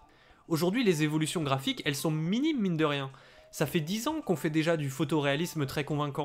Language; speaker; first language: French; native; French